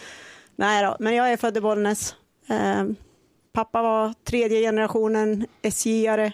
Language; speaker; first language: Swedish; native; Swedish